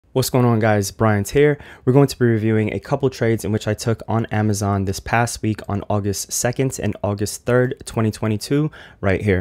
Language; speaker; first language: English; native; English